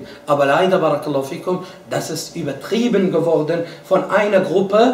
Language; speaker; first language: German; non-native, fluent; Arabic